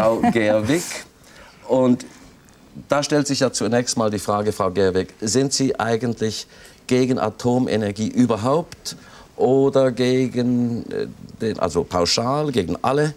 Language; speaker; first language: German; native; German